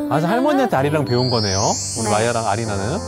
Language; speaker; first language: Korean; native; Korean